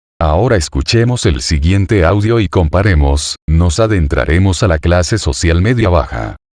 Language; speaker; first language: Spanish; native; Spanish